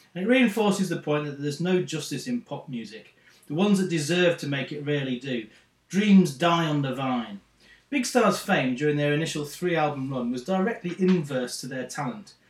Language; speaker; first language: English; native; English